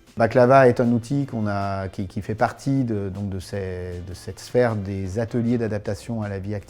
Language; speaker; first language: French; native; French